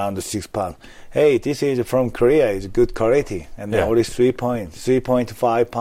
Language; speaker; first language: English; non-native, learner; Korean